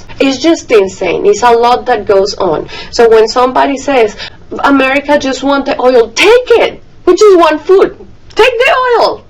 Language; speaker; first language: English; non-native, fluent; Spanish